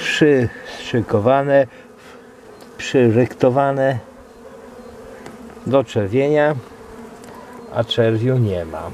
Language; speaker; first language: Polish; native; Polish